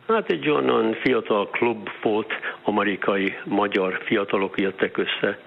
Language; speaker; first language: Hungarian; early bilingual, heritage; Hungarian